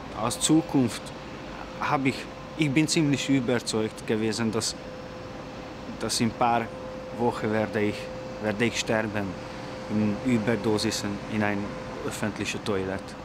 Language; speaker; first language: German; non-native, fluent; Hungarian